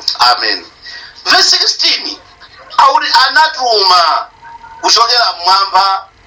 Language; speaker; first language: Nyanja; native; Nyanja